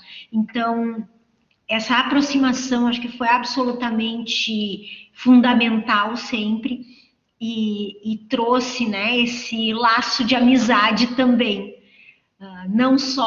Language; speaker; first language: Portuguese; native; Portuguese